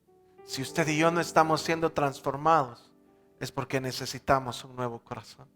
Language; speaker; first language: Spanish; native; Spanish